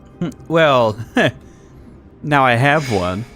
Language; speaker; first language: English; native; English